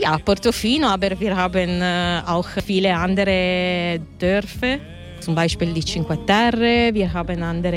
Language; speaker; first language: German; non-native, learner; Italian